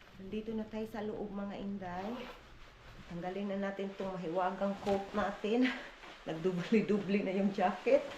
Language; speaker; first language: Filipino; non-native, local second language; Cebuano